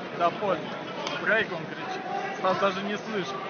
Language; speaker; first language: Russian; native; Russian